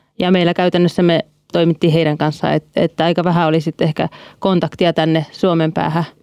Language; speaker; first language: Finnish; native; Finnish